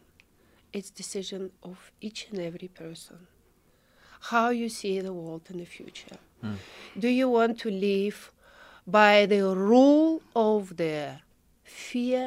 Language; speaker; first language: English; non-native, fluent; Ukrainian